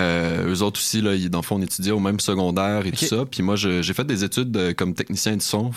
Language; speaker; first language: French; native; French